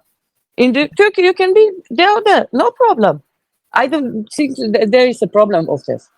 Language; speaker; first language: English; non-native, fluent; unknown